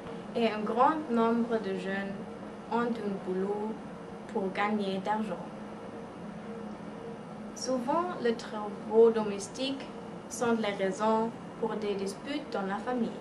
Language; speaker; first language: French; non-native, learner; English